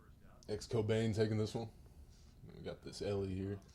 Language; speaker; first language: English; native; English